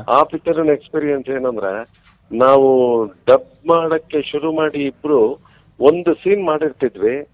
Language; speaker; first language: Kannada; native; Kannada